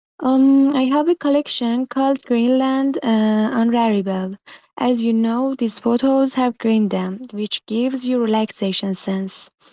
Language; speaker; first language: English; non-native, learner; Persian